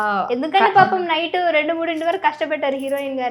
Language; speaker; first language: Telugu; native; Telugu